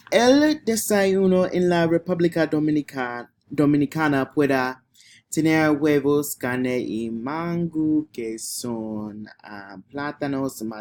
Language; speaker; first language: Spanish; non-native, learner; English